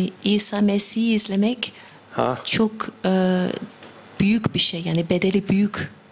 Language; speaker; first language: Turkish; non-native, fluent; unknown